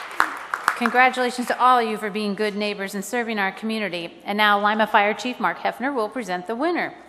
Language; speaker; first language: English; native; English